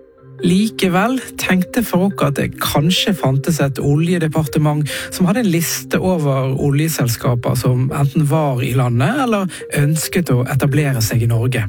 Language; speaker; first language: Norwegian; native; Norwegian